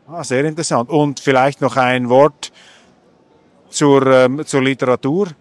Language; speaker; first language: German; native; German